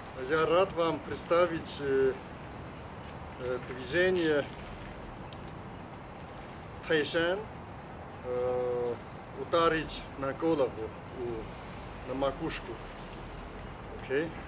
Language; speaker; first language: Russian; non-native, learner; Chinese